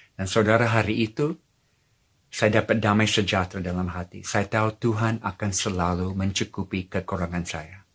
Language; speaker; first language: Indonesian; non-native, fluent; English